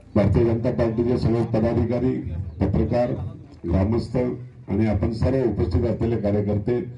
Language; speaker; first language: Marathi; native; Marathi